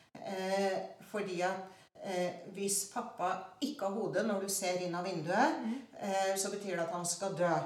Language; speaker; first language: Norwegian; early bilingual, other home language; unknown